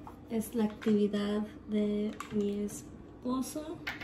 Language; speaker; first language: Spanish; early bilingual, heritage; Spanish